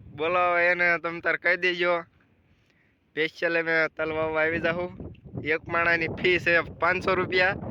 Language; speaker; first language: Gujarati; native; Gujarati